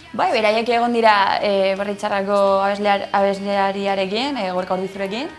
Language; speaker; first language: Basque; non-native, local second language; Spanish